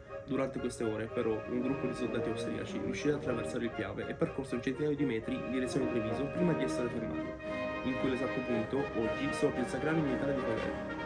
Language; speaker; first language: Italian; native; Italian